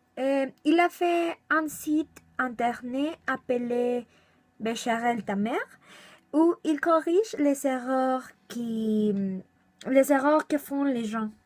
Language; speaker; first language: French; non-native, learner; Spanish